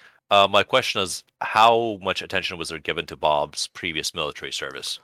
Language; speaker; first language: English; early bilingual, other home language; Russian